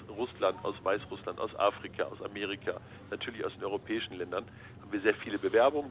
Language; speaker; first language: German; native; German